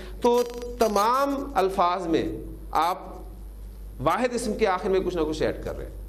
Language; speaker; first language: Urdu; native; Urdu